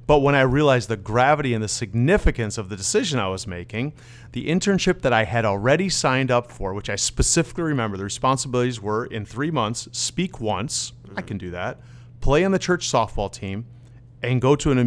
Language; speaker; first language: English; early bilingual, other home language; Dutch